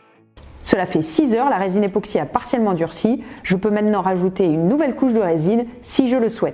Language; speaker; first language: French; native; French